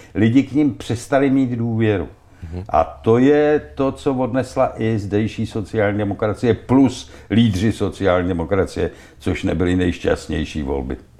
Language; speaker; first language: Czech; native; Czech